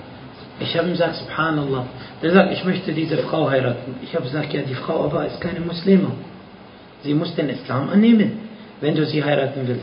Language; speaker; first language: German; non-native, fluent; Arabic